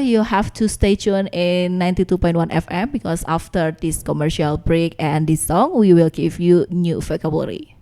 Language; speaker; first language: English; non-native, learner; Indonesian